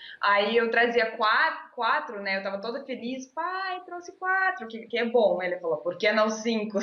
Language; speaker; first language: Portuguese; non-native, fluent; Russian